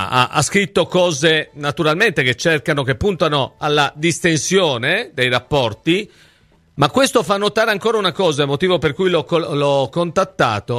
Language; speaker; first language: Italian; native; Italian